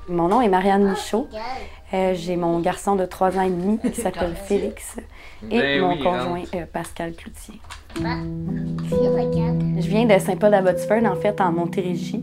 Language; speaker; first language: French; native; French